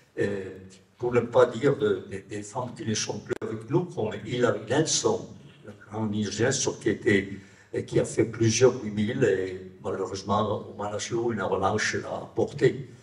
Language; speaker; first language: French; non-native, fluent; Italian